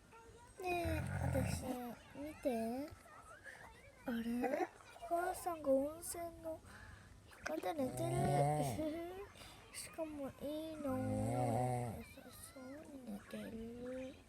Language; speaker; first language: Japanese; non-native, learner; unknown